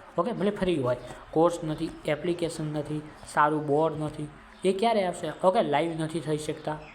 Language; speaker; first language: Gujarati; non-native, local second language; Marwari